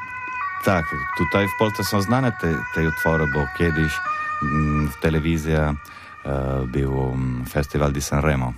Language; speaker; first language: Polish; non-native, learner; Italian